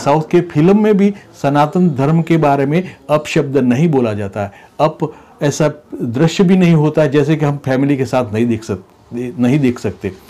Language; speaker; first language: Hindi; non-native, local second language; Gujarati